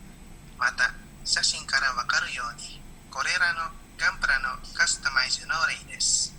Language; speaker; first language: Japanese; non-native, learner; Indonesian